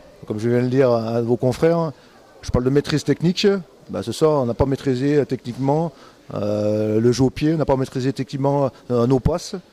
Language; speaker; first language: French; native; French